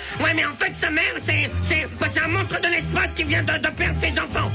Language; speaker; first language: French; native; French